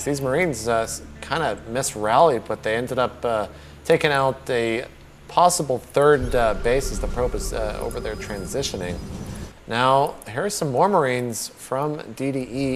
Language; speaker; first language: English; native; English